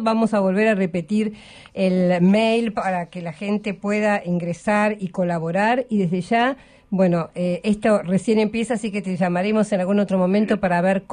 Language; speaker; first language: Spanish; native; Spanish